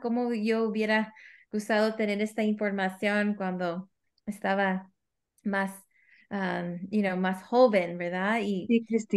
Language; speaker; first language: Spanish; early bilingual, heritage; Spanish